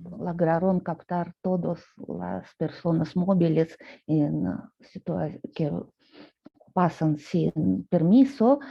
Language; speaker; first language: Spanish; non-native, fluent; Russian